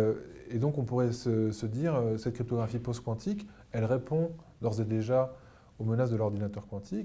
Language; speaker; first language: French; native; French